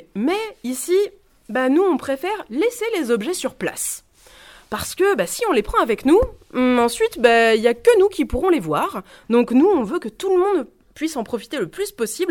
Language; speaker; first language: French; native; French